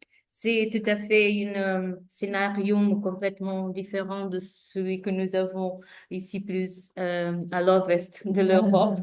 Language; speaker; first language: French; non-native, fluent; Portuguese